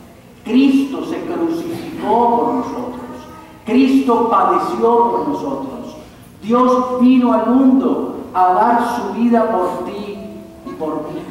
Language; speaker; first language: Spanish; native; Spanish